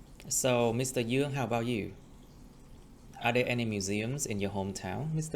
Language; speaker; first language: English; non-native, fluent; Vietnamese